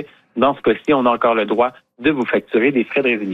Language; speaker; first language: French; native; French